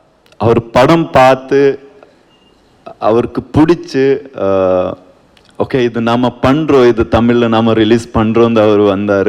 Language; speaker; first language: Tamil; non-native, learner; Kannada